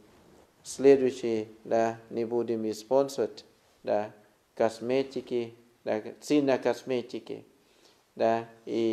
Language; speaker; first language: Russian; non-native, fluent; Thai